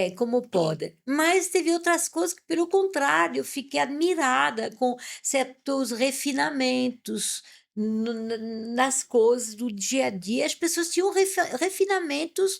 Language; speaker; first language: Portuguese; non-native, fluent; French